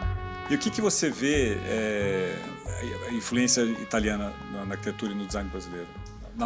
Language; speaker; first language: Portuguese; native; Portuguese